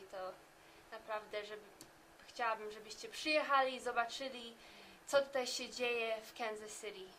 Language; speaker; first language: Polish; early bilingual, heritage; Polish